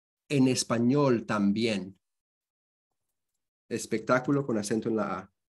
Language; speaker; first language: Spanish; early bilingual, heritage; Spanish